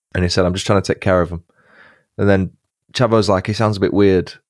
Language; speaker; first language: English; native; English